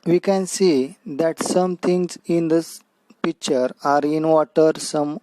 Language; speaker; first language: English; non-native, local second language; Marathi